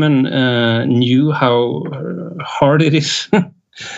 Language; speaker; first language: English; non-native, fluent; Swedish